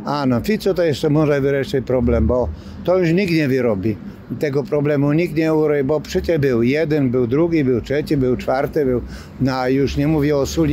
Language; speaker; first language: Slovak; non-native, local second language; Polish